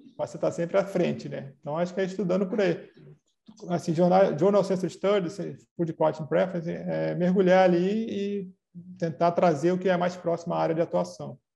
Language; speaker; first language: Portuguese; native; Portuguese